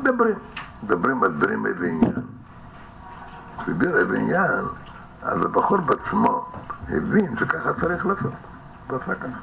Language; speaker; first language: Hebrew; non-native, fluent; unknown